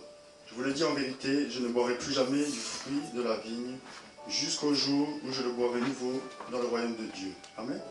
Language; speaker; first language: French; native; French